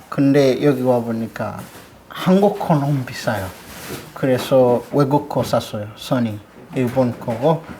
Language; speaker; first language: Korean; non-native, learner; English